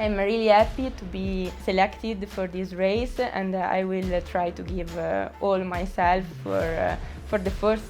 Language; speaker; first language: English; non-native, fluent; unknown